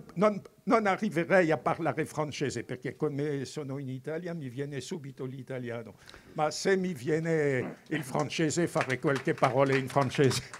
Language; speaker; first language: Italian; non-native, fluent; French